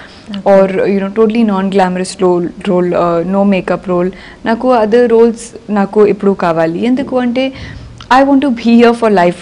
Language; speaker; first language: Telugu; non-native, learner; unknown